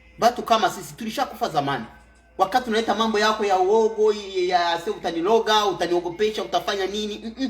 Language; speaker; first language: Swahili; non-native, local second language; Kinyarwanda